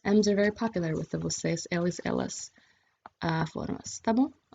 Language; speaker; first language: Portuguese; non-native, fluent; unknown